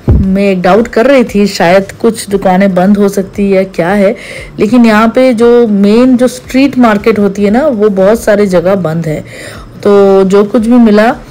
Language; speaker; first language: Hindi; non-native, local second language; Bangla